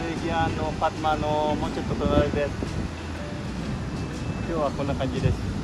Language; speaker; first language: Japanese; non-native, learner; Indonesian